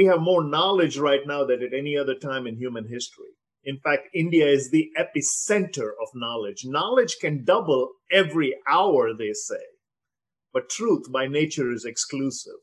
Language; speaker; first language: English; non-native, local second language; Telugu